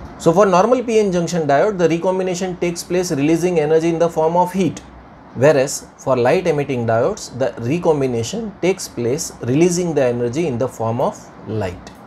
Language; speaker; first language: English; non-native, local second language; Gujarati